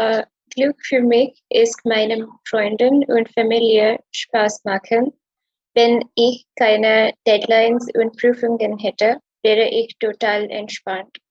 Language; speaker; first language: German; non-native, learner; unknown